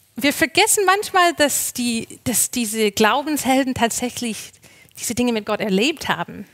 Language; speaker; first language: German; non-native, fluent; English